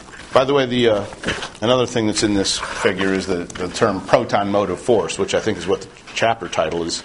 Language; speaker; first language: English; native; English